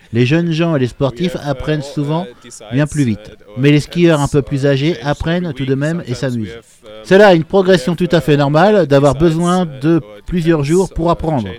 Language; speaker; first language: French; non-native, fluent; German